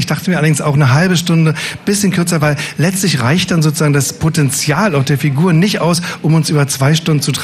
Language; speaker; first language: German; native; German